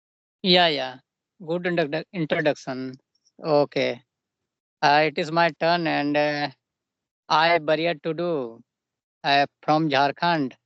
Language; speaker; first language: English; non-native, local second language; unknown